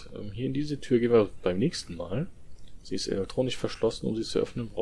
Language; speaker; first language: German; native; German